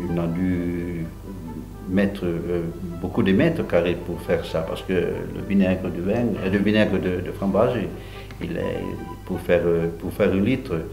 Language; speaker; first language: French; non-native, local second language; Italian